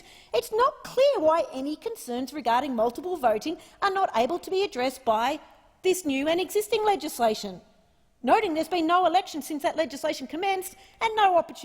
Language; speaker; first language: English; native; English